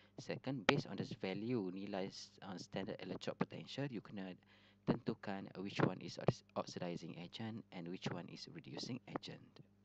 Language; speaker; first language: English; non-native, local second language; Malay